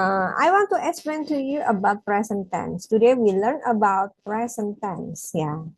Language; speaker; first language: English; non-native, fluent; Indonesian